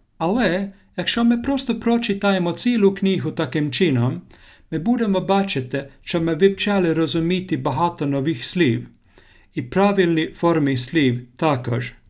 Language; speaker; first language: Ukrainian; non-native, learner; Finnish